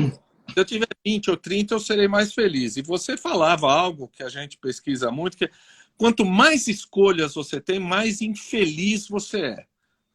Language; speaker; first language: Portuguese; native; Portuguese